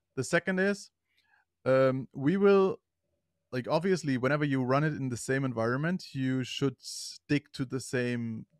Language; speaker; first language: English; non-native, fluent; German